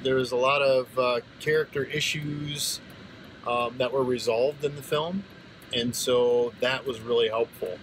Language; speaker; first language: English; native; English